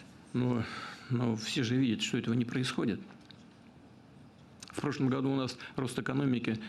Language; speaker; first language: Russian; native; Russian